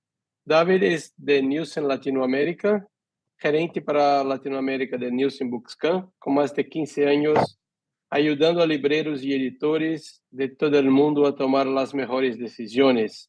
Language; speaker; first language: Spanish; non-native, fluent; Portuguese